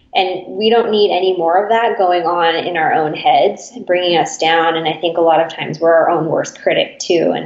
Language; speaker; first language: English; native; English